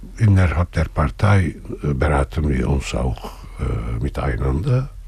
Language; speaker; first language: German; non-native, fluent; Turkish